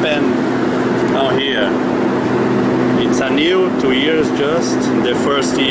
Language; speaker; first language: English; non-native, learner; Portuguese